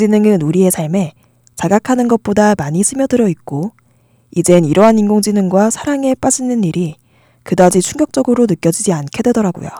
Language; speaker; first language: Korean; native; Korean